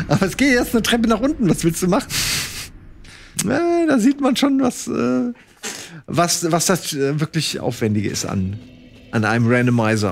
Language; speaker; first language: German; native; German